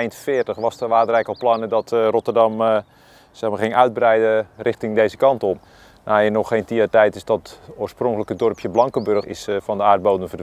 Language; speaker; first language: Dutch; native; Dutch